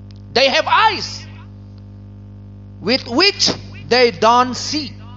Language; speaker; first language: English; non-native, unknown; Indonesian